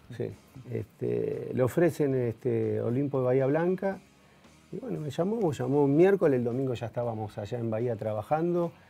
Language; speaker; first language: Spanish; native; Spanish